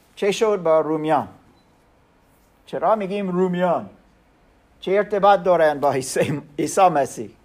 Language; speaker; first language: Persian; non-native, learner; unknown